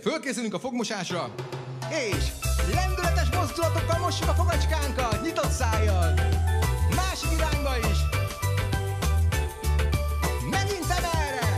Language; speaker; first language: Hungarian; native; Hungarian